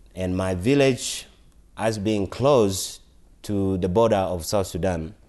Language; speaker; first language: English; non-native, local second language; Acoli